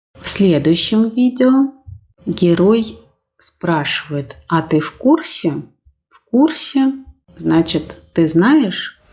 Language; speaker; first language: Russian; native; Russian